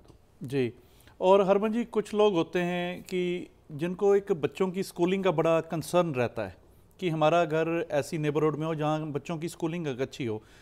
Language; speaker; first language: Hindi; non-native, local second language; Punjabi